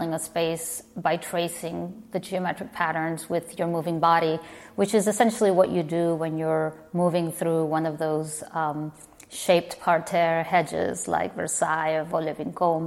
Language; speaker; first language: English; native; English